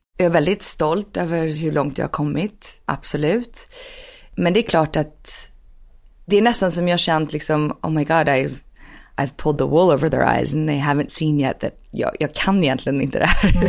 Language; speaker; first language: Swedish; early bilingual, heritage; Swedish